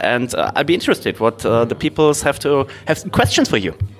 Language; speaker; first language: English; non-native, fluent; German